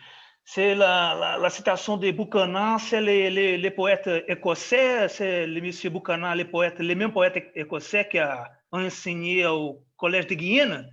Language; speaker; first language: French; non-native, learner; Portuguese